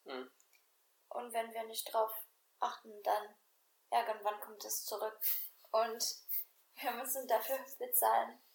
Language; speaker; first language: German; non-native, fluent; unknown